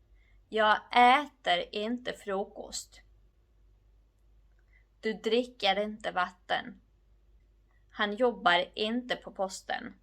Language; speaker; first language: Swedish; non-native, fluent; Georgian